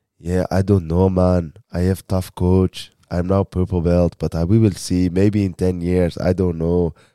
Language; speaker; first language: English; non-native, learner; Dutch